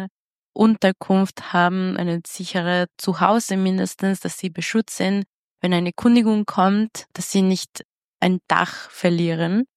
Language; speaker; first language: German; non-native, fluent; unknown